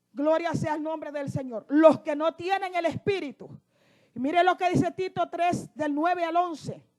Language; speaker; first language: Spanish; native; Spanish